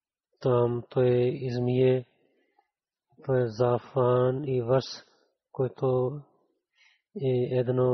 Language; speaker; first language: Bulgarian; non-native, learner; Urdu